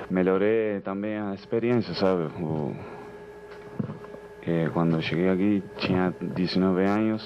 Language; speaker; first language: Portuguese; non-native, fluent; Spanish